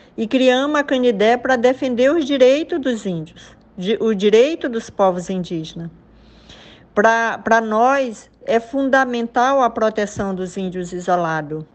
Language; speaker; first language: Portuguese; native; Portuguese